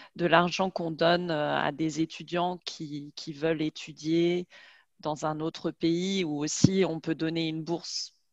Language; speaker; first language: French; native; French